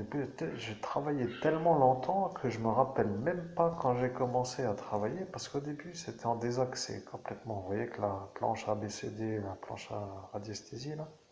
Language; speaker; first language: French; native; French